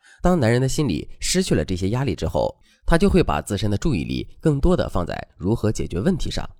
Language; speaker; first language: Chinese; native; Chinese